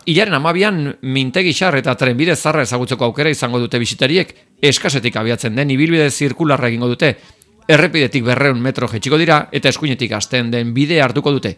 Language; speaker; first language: Basque; native; Basque